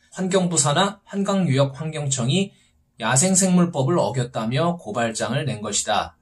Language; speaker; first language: Korean; native; Korean